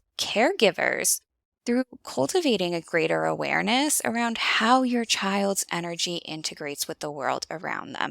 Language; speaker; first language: English; native; English